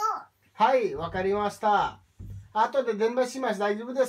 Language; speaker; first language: Japanese; non-native, learner; Nepali